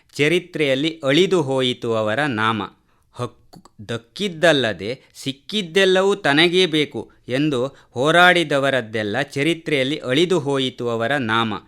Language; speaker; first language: Kannada; native; Kannada